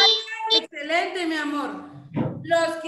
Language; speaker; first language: Spanish; native; Spanish